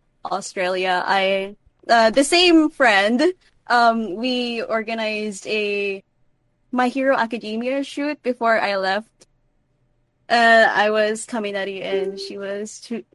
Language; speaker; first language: English; non-native, local second language; Filipino